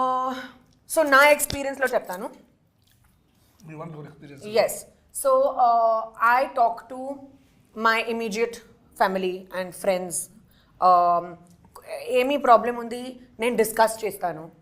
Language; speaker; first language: Telugu; non-native, learner; Hindi